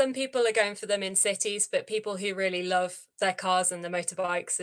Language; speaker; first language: English; native; English